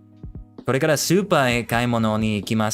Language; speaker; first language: Japanese; non-native, learner; English